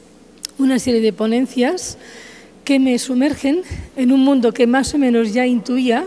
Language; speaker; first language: Spanish; native; Spanish